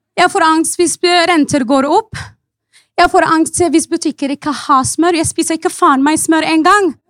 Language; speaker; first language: Norwegian; non-native, fluent; Arabic